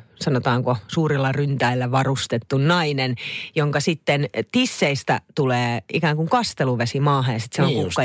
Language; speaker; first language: Finnish; native; Finnish